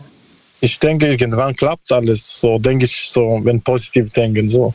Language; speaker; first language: German; non-native, learner; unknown